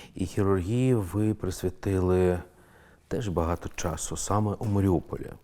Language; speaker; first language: Ukrainian; native; Ukrainian